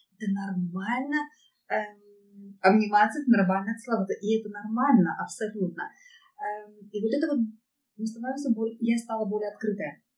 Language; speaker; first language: Russian; native; Russian